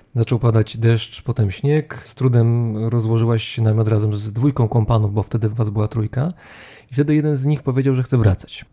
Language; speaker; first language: Polish; native; Polish